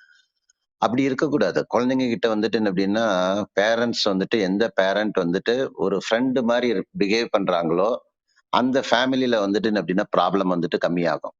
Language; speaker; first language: Tamil; native; Tamil